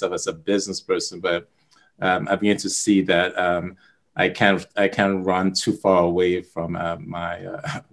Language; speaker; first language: English; non-native, local second language; Igbo